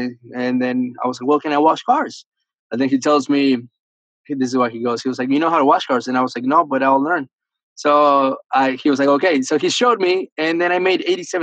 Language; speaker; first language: English; early bilingual, other home language; Spanish